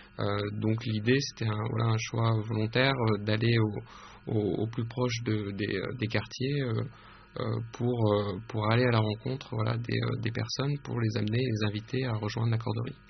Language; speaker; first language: French; native; French